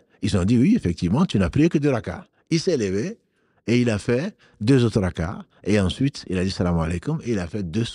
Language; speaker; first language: French; native; French